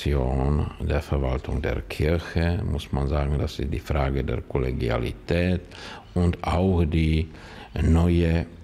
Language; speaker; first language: German; non-native, learner; Czech